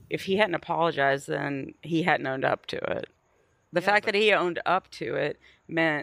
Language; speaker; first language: English; native; English